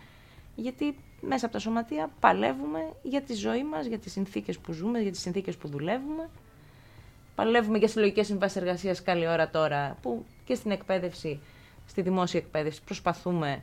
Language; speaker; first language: Greek; native; Greek